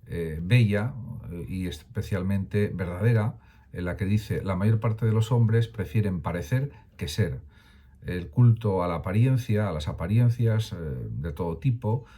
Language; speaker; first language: Spanish; native; Spanish